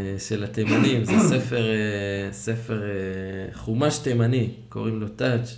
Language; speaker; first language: Hebrew; native; Hebrew